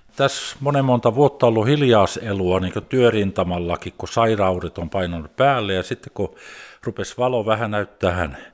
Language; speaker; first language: Finnish; early bilingual, heritage; Finnish